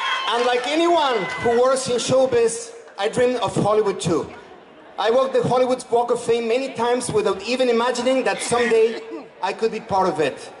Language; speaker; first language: English; non-native, fluent; Spanish